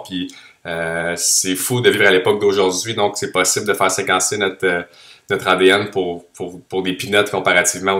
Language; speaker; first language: French; native; French